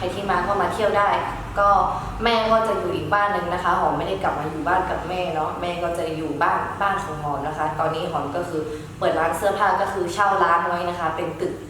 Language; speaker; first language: Thai; early bilingual, other home language; Shan